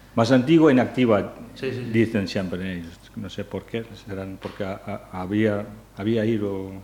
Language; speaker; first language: Spanish; non-native, fluent; Dutch